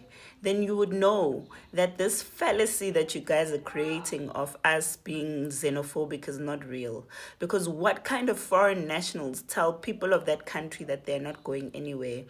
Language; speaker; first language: English; non-native, local second language; Zulu